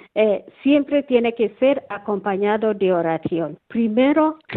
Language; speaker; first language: Spanish; non-native, learner; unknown